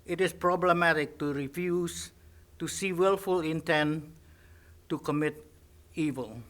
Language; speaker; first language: English; non-native, fluent; Indonesian